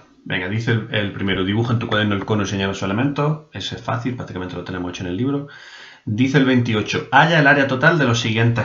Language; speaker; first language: Spanish; native; Spanish